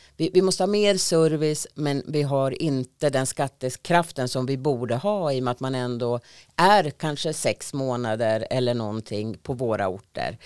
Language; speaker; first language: Swedish; native; Swedish